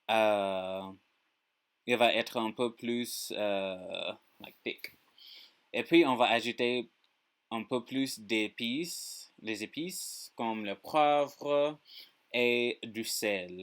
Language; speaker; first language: French; non-native, learner; English